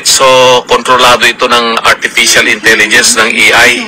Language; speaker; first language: Filipino; native; Filipino